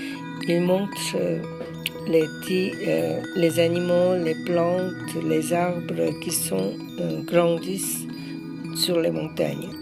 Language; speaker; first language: French; non-native, learner; Korean